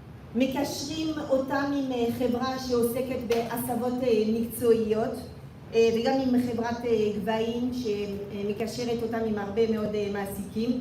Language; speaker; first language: Hebrew; non-native, fluent; French